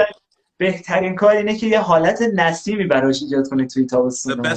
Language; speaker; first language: Persian; native; Persian